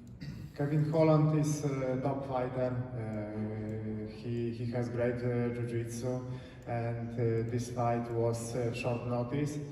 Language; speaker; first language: English; non-native, learner; Polish